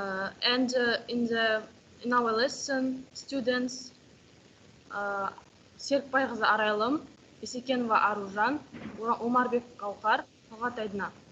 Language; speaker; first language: English; non-native, learner; Kazakh